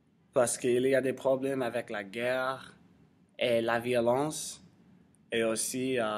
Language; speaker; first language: French; non-native, learner; English